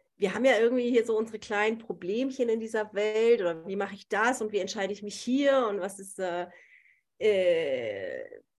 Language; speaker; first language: German; native; German